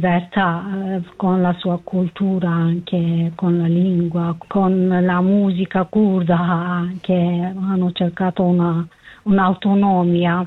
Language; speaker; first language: Italian; non-native, learner; Kurdish